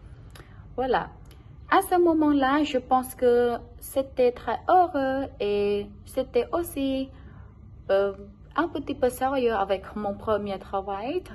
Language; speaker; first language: French; non-native, local second language; Khmer